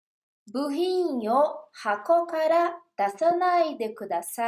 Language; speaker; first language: Japanese; non-native, learner; Portuguese